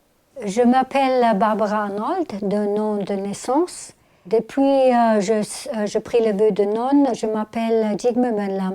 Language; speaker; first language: French; non-native, fluent; German